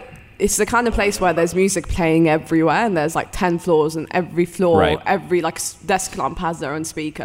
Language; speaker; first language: English; early bilingual, other home language; Arabic